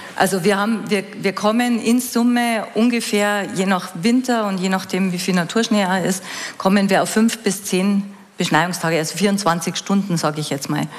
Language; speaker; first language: German; native; German